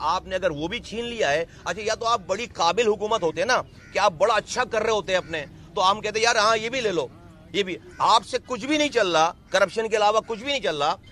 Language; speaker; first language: Urdu; native; Urdu